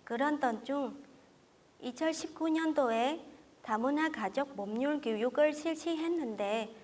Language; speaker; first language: Korean; non-native, fluent; Vietnamese